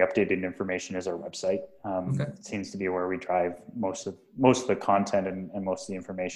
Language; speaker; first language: English; native; English